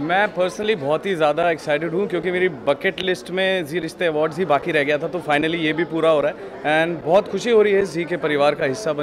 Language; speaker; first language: Hindi; native; Hindi